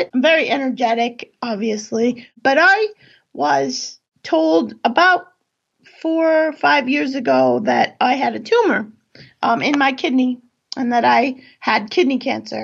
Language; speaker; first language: English; native; English